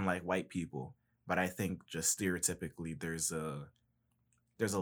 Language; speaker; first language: English; native; English